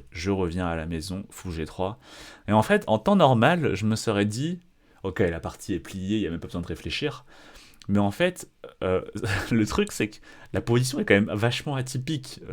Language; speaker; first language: French; native; French